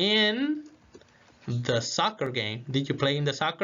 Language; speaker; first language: English; non-native, fluent; Spanish